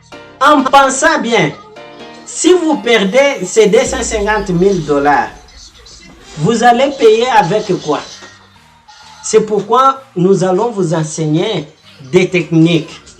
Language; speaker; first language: French; non-native, fluent; Portuguese